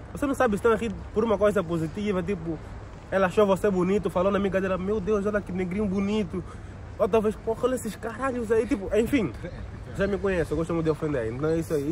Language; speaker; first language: Portuguese; native; Portuguese